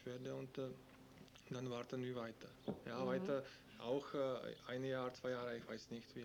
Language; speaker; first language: German; non-native, learner; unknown